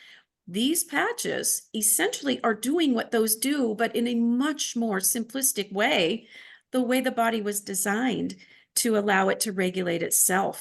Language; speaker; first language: English; native; English